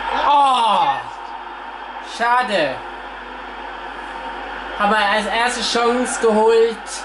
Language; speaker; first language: German; non-native, fluent; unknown